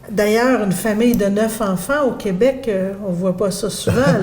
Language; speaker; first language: French; native; French